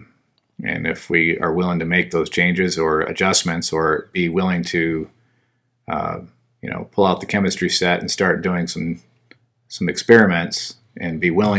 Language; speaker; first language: English; native; English